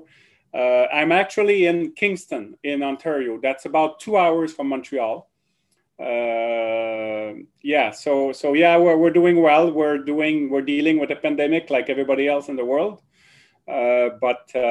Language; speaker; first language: English; non-native, fluent; French